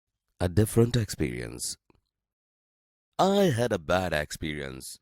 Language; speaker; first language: English; non-native, local second language; Gujarati